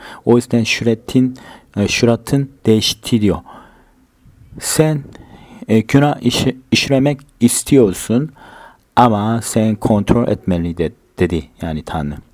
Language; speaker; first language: Turkish; non-native, fluent; Korean